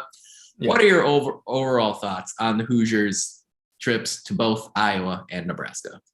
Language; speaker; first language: English; native; English